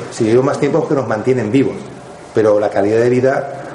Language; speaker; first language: Spanish; native; Spanish